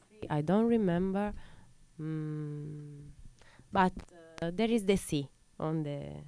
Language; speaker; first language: English; non-native, learner; Italian